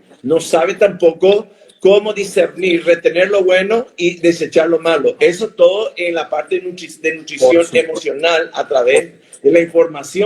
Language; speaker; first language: Spanish; native; Spanish